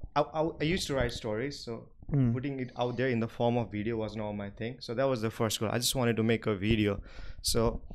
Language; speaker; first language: English; non-native, local second language; Nepali